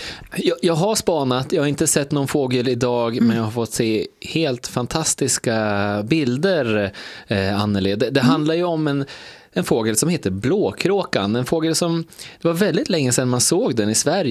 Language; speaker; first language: Swedish; native; Swedish